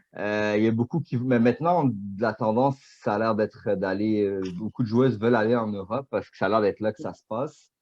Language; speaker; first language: French; native; French